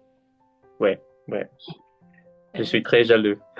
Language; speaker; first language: French; non-native, learner; English